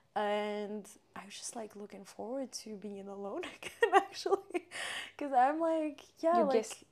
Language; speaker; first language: English; non-native, fluent; French